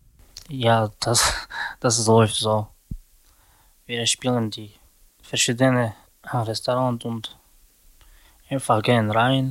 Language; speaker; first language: German; non-native, learner; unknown